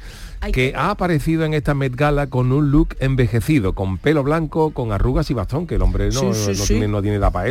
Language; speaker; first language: Spanish; native; Spanish